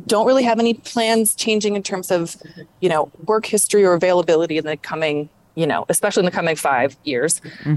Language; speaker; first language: English; native; English